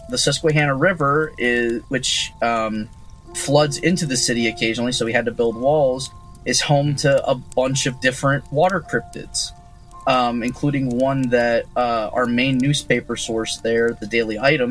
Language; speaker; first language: English; native; English